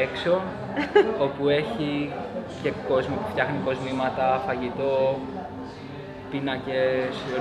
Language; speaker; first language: Greek; early bilingual, other home language; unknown